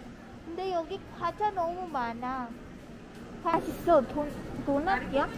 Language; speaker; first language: Korean; non-native, learner; Filipino